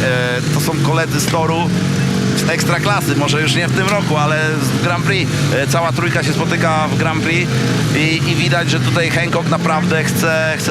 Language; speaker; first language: Polish; native; Polish